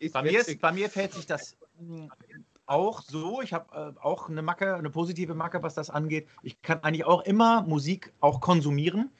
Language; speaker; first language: German; early bilingual, other home language; Arabic